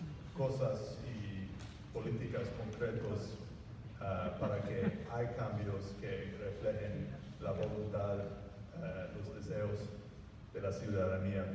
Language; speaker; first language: Spanish; non-native, fluent; English